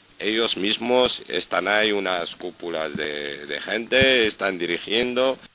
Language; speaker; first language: Spanish; non-native, fluent; Arabic